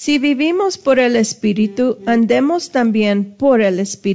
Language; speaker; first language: Spanish; early bilingual, heritage; Spanish